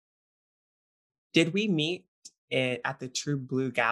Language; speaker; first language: English; native; English